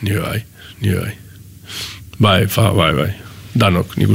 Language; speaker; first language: Basque; native; Basque